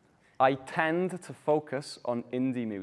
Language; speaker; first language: English; native; English